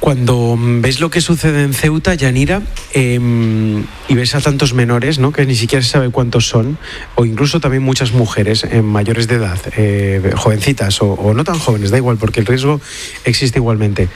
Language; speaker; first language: Spanish; native; Spanish